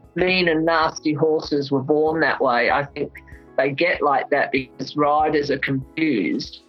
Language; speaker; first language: English; native; English